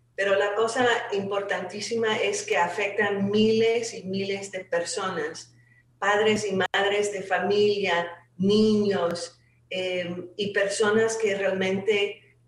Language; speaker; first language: Spanish; non-native, fluent; English